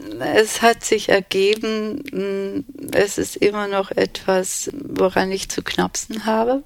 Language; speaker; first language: German; early bilingual, other home language; Turkish